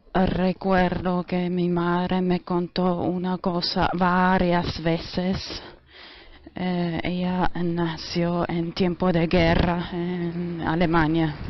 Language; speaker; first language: Spanish; non-native, fluent; German